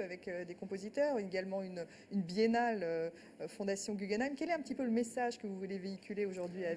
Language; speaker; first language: French; native; French